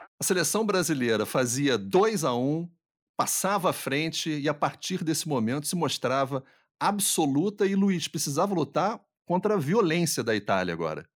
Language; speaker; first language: Portuguese; native; Portuguese